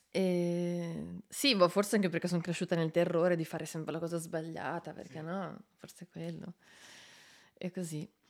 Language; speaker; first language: Italian; native; Italian